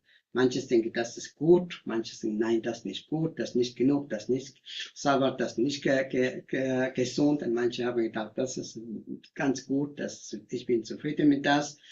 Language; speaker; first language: German; non-native, learner; Tibetan